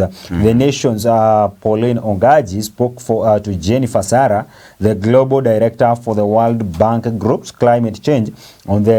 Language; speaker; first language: English; non-native, local second language; Swahili